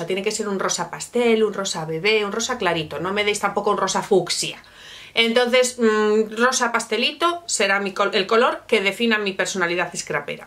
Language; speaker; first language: Spanish; native; Spanish